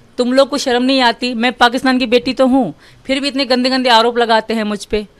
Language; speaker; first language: Urdu; non-native, local second language; Sindhi